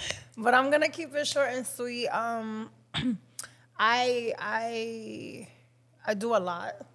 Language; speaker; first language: English; non-native, fluent; Spanish